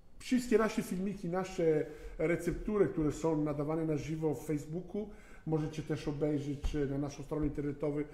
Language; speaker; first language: Polish; non-native, fluent; Italian